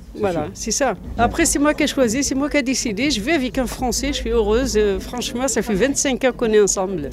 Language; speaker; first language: French; non-native, local second language; Berber languages